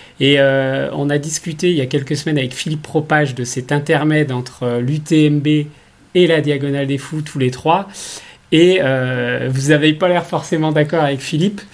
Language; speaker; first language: French; native; French